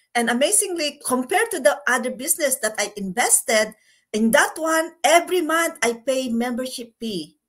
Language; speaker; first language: English; non-native, local second language; Filipino